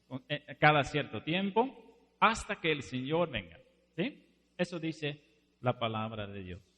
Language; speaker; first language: Spanish; non-native, fluent; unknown